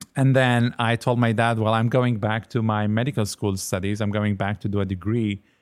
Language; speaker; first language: English; non-native, fluent; Arabic